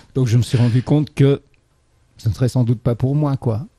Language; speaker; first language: French; native; French